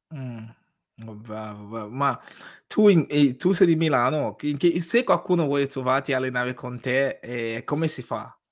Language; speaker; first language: Italian; non-native, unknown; English